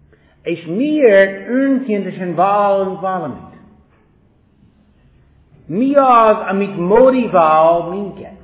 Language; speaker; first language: Hungarian; non-native, fluent; English